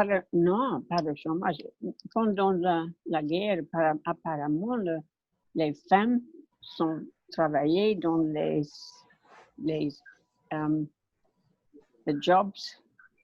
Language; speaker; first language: French; non-native, learner; English